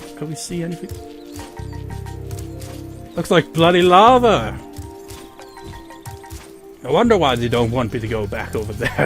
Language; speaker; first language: English; native; English